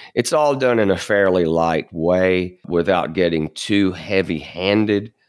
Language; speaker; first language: English; native; English